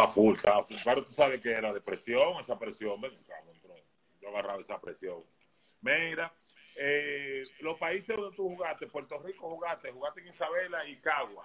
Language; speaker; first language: Spanish; native; Spanish